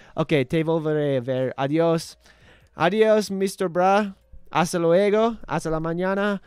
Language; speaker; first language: Spanish; non-native, learner; English